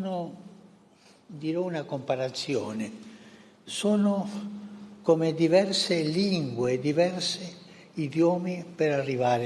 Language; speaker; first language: Italian; non-native, fluent; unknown